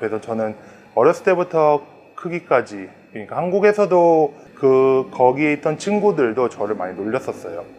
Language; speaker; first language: Korean; early bilingual, heritage; Korean